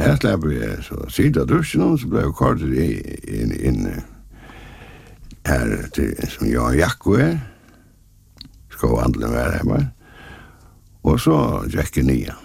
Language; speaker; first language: Danish; non-native, local second language; Faroese